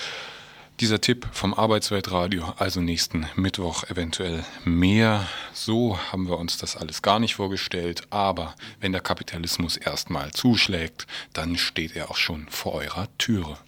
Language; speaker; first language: German; native; German